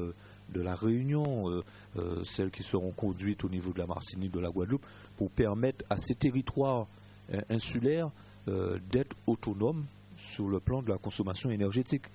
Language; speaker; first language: French; native; French